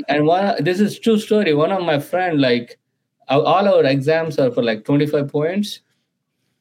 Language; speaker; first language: English; non-native, local second language; Telugu